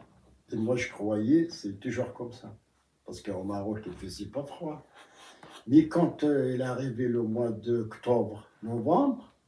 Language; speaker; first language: French; non-native, fluent; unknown